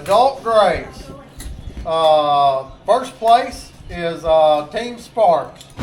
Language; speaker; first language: English; native; English